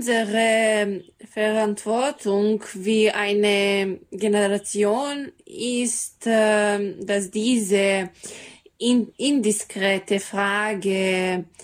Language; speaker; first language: German; non-native, fluent; Serbian